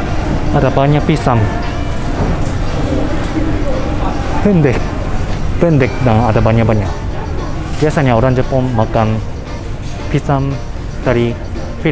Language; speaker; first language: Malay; non-native, learner; Japanese